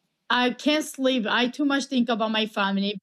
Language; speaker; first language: English; non-native, learner; Kurdish